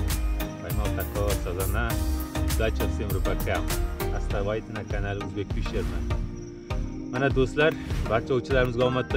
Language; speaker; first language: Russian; non-native, local second language; Uzbek